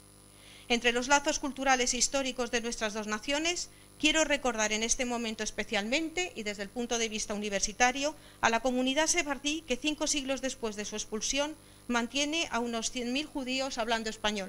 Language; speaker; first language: Spanish; native; Spanish